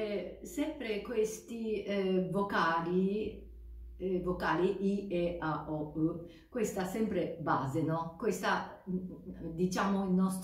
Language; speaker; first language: Italian; non-native, fluent; Japanese